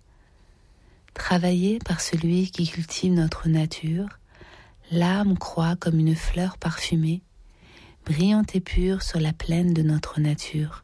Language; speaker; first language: French; native; French